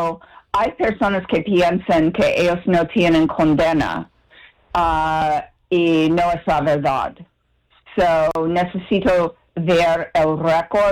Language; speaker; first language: Spanish; non-native, learner; English